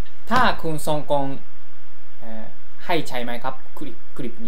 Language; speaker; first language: Thai; non-native, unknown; Japanese